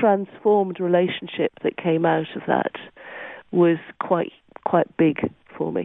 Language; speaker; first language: English; native; English